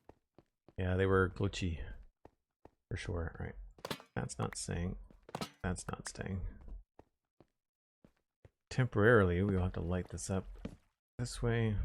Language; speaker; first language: English; native; English